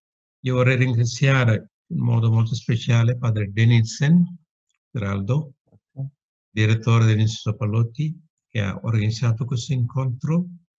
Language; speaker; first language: Italian; non-native, fluent; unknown